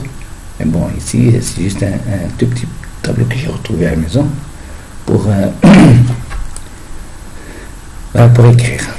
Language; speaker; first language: French; non-native, fluent; Arabic